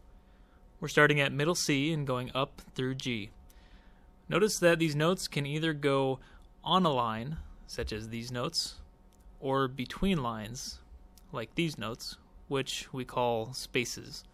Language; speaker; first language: English; native; English